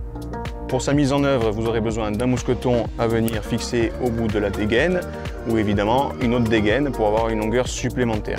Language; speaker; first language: French; native; French